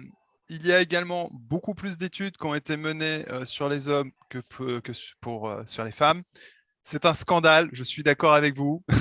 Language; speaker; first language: French; native; French